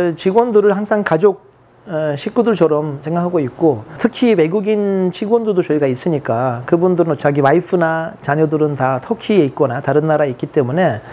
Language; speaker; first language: Korean; non-native, fluent; Turkish